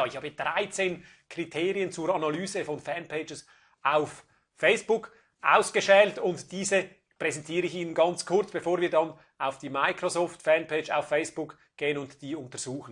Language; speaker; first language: German; native; German